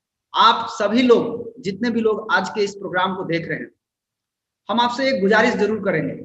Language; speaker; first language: Hindi; native; Hindi